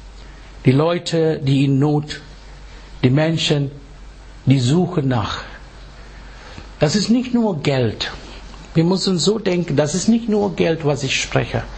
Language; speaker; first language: German; non-native, learner; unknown